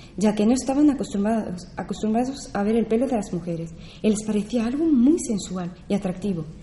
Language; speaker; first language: Spanish; non-native, fluent; Persian